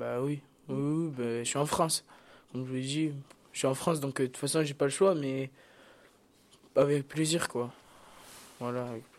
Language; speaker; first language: French; native; French